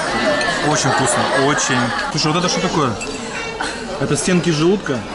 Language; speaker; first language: Russian; native; Russian